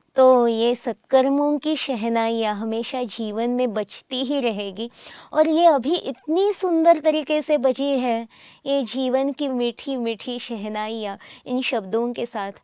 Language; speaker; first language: Hindi; native; Hindi